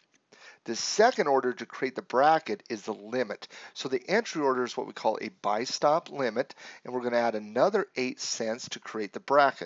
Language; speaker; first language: English; native; English